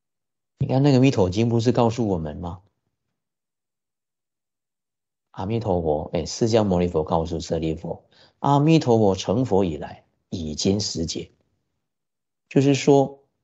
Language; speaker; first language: Chinese; native; Chinese